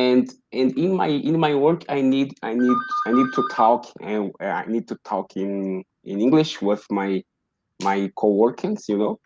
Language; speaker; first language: English; non-native, learner; Portuguese